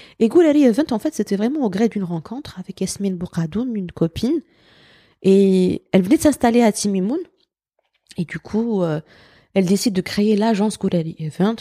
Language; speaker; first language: French; non-native, local second language; Berber languages